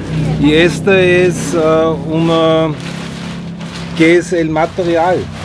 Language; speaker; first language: Spanish; non-native, learner; German